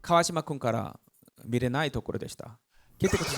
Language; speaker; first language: Japanese; non-native, learner; Korean